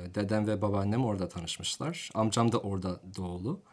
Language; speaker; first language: Turkish; non-native, fluent; English